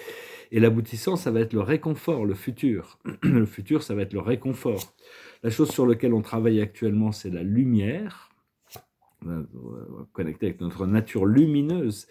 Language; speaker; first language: French; native; French